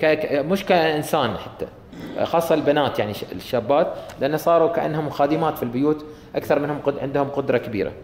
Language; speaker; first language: Arabic; native; Arabic